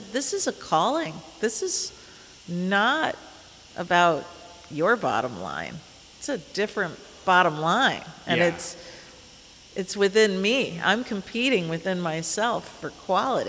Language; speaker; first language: English; native; English